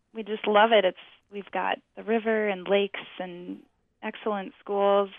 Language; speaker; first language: English; native; English